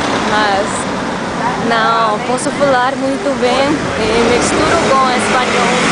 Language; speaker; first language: Portuguese; non-native, learner; English